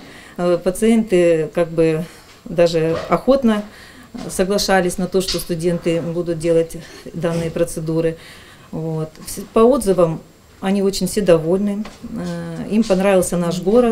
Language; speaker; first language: Russian; native; Russian